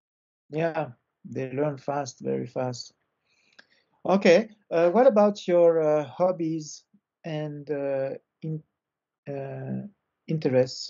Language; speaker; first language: English; non-native, fluent; French